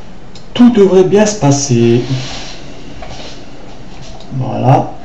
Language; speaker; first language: French; native; French